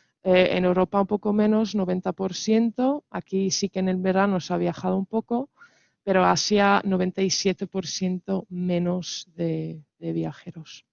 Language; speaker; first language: Spanish; non-native, fluent; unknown